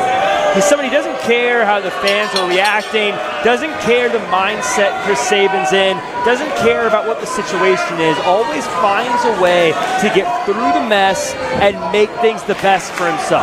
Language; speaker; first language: English; native; English